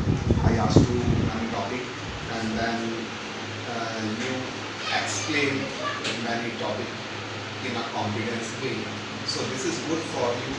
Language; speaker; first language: English; non-native, local second language; Hindi